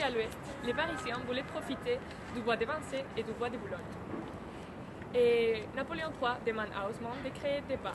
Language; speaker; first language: French; native; French